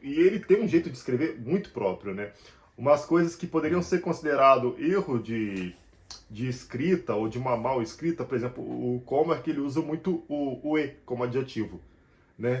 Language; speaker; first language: Portuguese; native; Portuguese